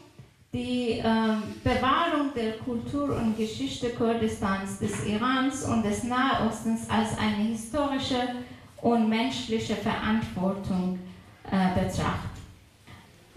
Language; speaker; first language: German; non-native, fluent; Persian